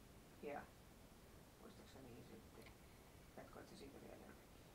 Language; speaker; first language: Finnish; native; Finnish